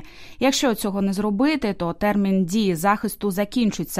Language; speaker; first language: Ukrainian; native; Ukrainian